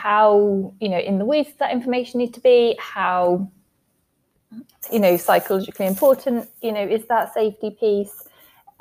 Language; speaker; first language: English; native; English